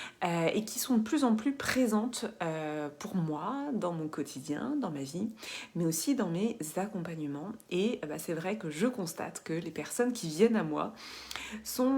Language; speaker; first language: French; native; French